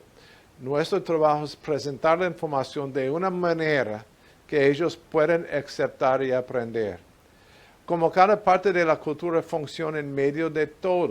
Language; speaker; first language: Spanish; non-native, fluent; English